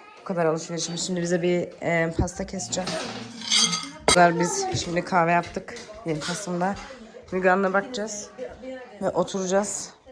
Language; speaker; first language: Turkish; early bilingual, heritage; Turkish